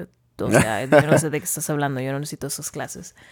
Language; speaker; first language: Spanish; early bilingual, heritage; Spanish